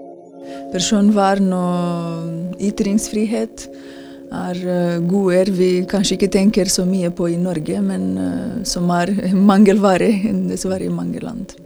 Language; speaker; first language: Norwegian; non-native, fluent; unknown